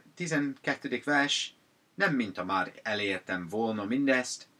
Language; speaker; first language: Hungarian; non-native, fluent; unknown